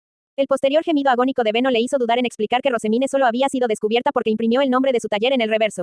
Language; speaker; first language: Spanish; native; Spanish